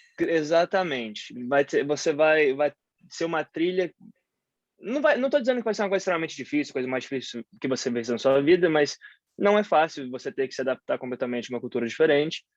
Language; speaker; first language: Portuguese; native; Portuguese